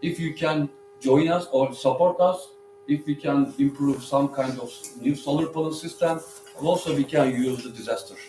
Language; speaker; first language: English; non-native, learner; Turkish